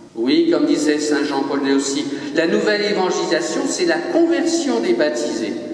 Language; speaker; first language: French; native; French